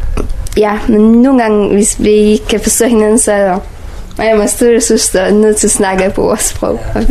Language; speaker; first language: Danish; early bilingual, other home language; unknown